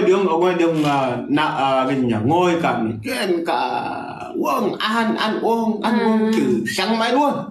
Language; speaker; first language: Vietnamese; non-native, fluent; Portuguese